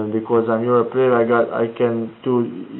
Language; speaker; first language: English; non-native, learner; Croatian